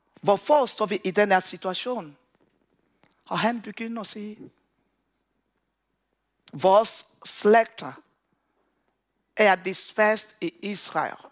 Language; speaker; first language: Danish; non-native, learner; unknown